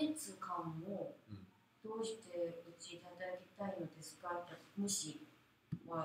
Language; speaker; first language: Japanese; non-native, fluent; Korean